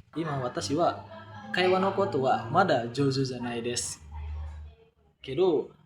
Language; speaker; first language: Japanese; non-native, learner; Indonesian